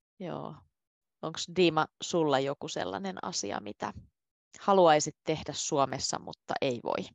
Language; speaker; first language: Finnish; native; Finnish